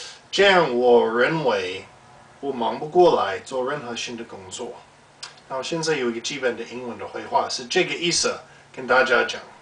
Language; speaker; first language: Chinese; non-native, fluent; English